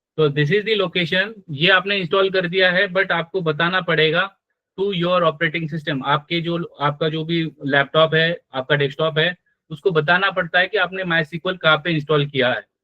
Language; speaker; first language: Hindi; non-native, local second language; Marathi